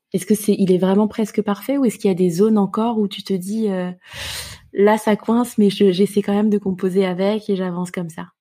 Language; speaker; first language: French; native; French